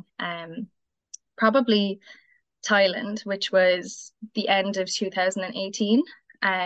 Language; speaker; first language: English; native; English